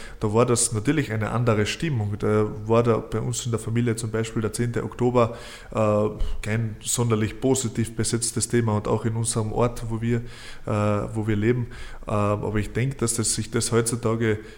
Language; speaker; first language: German; non-native, local second language; Slovenian